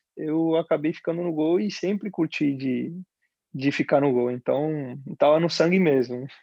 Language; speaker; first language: Portuguese; non-native, fluent; Spanish